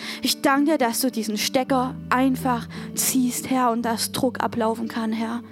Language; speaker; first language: German; native; German